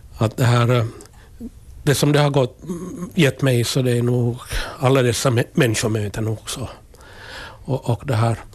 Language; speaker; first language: Swedish; native; Swedish